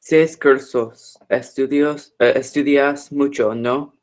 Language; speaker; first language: Spanish; non-native, learner; English